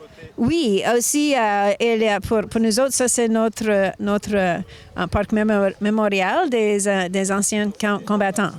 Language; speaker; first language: French; non-native, local second language; English